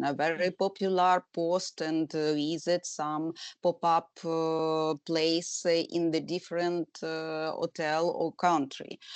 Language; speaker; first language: English; non-native, learner; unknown